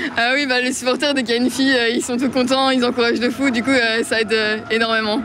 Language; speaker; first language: French; native; French